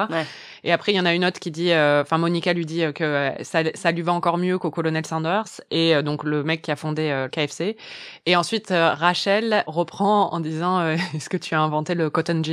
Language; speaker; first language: French; native; French